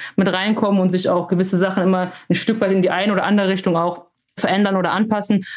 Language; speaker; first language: German; native; German